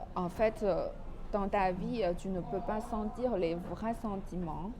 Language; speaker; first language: French; non-native, fluent; Chinese